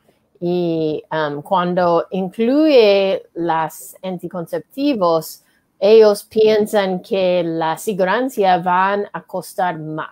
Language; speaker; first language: Spanish; non-native, learner; English